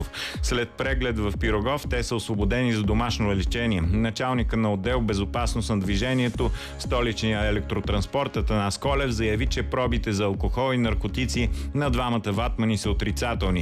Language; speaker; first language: Bulgarian; native; Bulgarian